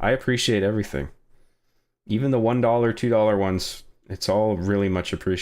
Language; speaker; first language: English; native; English